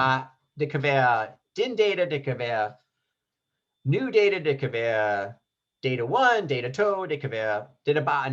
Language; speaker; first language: Danish; non-native, fluent; English